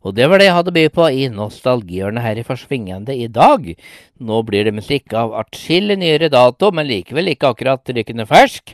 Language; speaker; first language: Norwegian; native; Norwegian